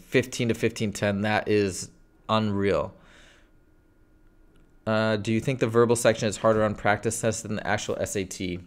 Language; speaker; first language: English; native; English